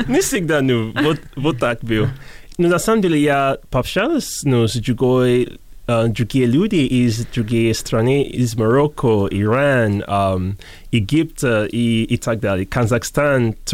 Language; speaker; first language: Russian; non-native, learner; English